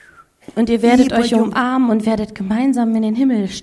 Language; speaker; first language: German; native; German